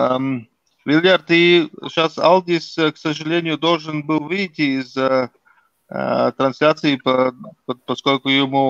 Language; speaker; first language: Russian; non-native, local second language; Latvian